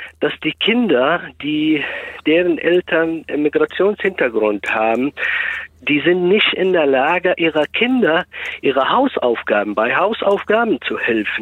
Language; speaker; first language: German; non-native, fluent; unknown